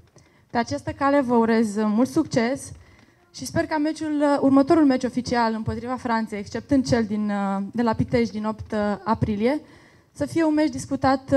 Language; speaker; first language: Romanian; native; Romanian